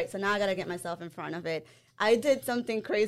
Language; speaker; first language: English; non-native, fluent; Spanish